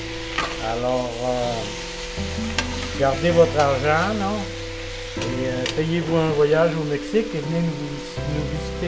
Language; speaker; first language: French; non-native, fluent; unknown